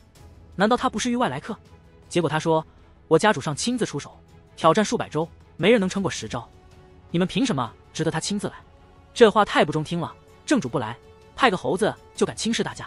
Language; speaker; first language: Chinese; native; Chinese